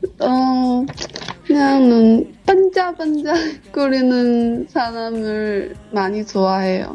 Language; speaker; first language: Korean; non-native, learner; Chinese